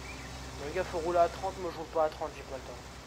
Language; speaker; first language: French; native; French